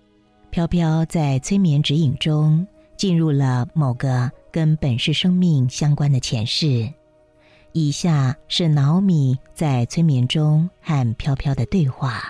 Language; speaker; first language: Chinese; native; Chinese